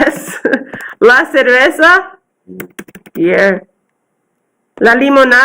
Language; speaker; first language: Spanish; non-native, fluent; English